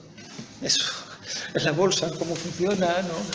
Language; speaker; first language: Spanish; native; Spanish